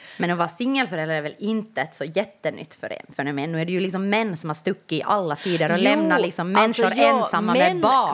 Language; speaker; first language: Swedish; native; Swedish